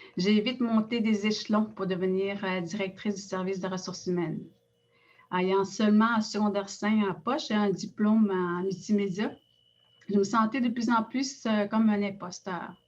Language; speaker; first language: French; non-native, local second language; Innu-aimun